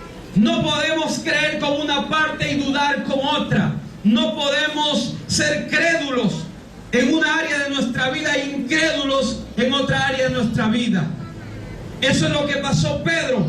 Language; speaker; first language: Spanish; native; Spanish